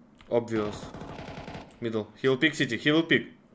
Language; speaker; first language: English; non-native, fluent; Russian